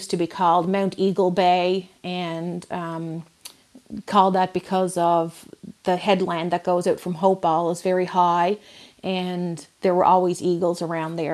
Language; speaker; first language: English; native; English